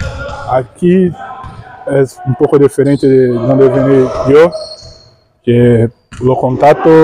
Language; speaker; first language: Spanish; non-native, learner; Portuguese